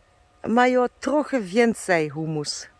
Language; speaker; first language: Polish; non-native, learner; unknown